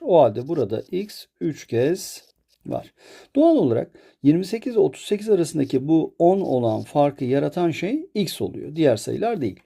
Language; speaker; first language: Turkish; native; Turkish